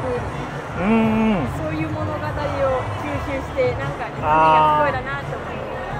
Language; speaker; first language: Japanese; non-native, fluent; Thai